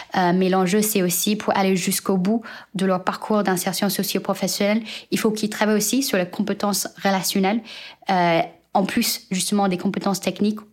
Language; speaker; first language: French; non-native, fluent; Chinese